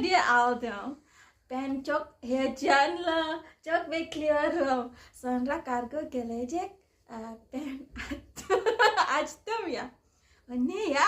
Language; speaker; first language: Turkish; non-native, learner; Indonesian